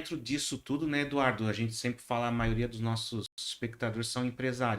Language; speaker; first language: Portuguese; native; Portuguese